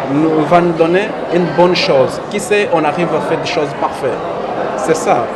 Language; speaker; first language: French; non-native, fluent; Portuguese